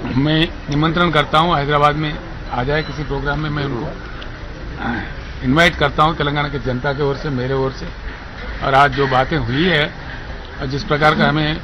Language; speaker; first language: Hindi; non-native, local second language; Telugu